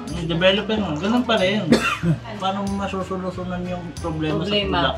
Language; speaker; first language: Filipino; native; Filipino